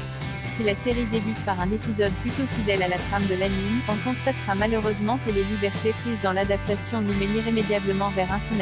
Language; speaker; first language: French; native; French